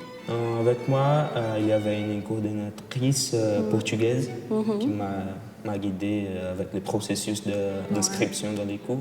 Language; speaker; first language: French; non-native, fluent; Portuguese